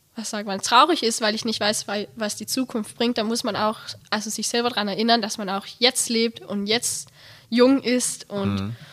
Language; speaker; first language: German; early bilingual, heritage; Danish